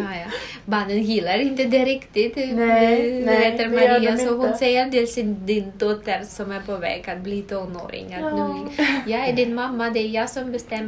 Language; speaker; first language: Swedish; non-native, fluent; Russian